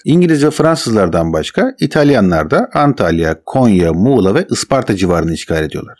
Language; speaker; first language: Turkish; native; Turkish